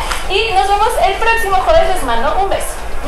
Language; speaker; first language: Spanish; native; Spanish